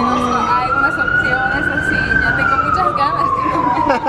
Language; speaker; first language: Spanish; non-native, fluent; Hungarian